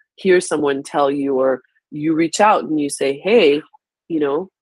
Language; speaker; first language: English; early bilingual, other home language; Haitian Creole